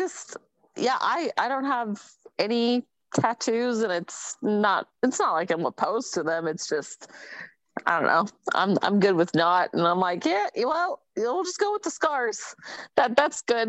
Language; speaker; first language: English; native; English